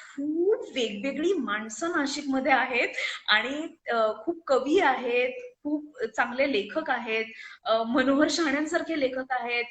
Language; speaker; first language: Marathi; native; Marathi